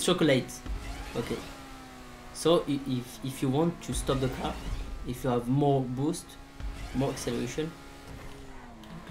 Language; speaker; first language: English; non-native, learner; French